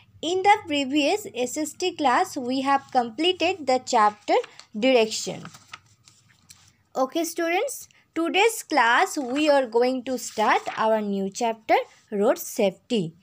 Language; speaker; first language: English; non-native, local second language; Bangla